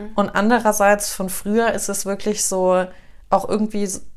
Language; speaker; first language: German; native; German